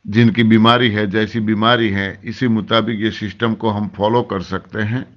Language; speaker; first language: Hindi; non-native, local second language; Gujarati